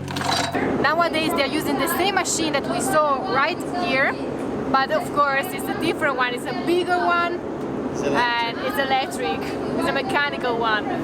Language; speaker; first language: English; non-native, fluent; Italian